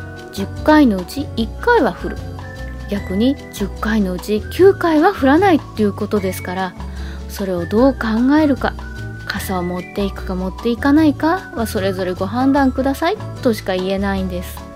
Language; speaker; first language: Japanese; native; Japanese